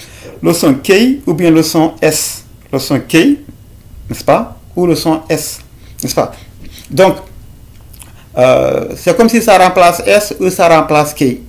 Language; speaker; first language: French; non-native, local second language; Fula